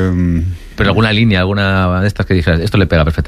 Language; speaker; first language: Spanish; native; Spanish